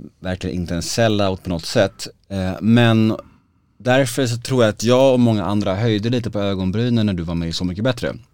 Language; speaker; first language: Swedish; native; Swedish